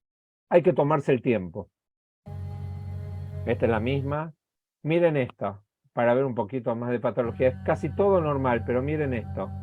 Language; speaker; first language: Spanish; native; Spanish